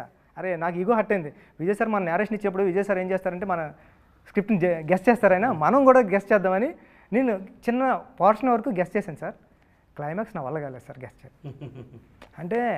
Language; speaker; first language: Telugu; native; Telugu